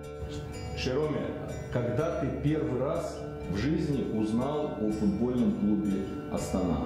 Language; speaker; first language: Russian; native; Russian